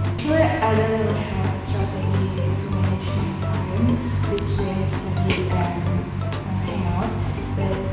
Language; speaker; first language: English; non-native, learner; Indonesian